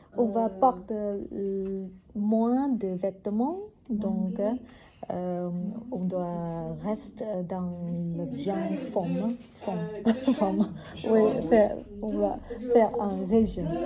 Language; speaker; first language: French; non-native, learner; Vietnamese